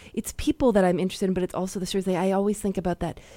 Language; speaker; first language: English; native; English